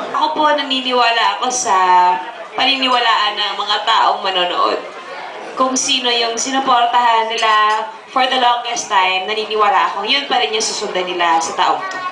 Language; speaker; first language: Filipino; native; Filipino